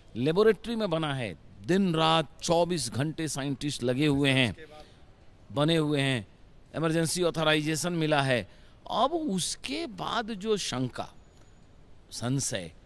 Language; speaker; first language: Hindi; native; Hindi